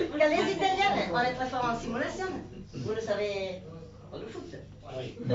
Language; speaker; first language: French; non-native, fluent; Italian